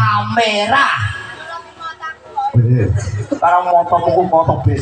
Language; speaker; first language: Indonesian; non-native, local second language; Javanese